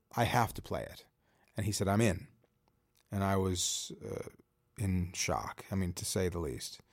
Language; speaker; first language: English; native; English